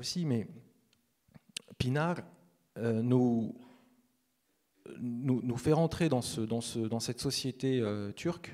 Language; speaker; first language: French; native; French